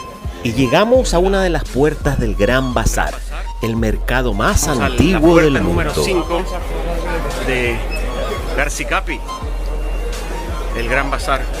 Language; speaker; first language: Spanish; native; Spanish